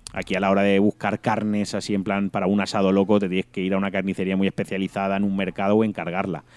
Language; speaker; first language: Spanish; native; Spanish